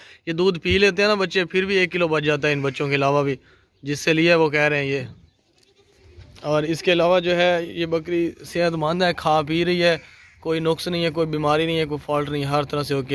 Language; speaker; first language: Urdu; non-native, local second language; Punjabi